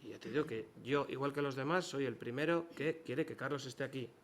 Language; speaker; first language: Spanish; non-native, local second language; Basque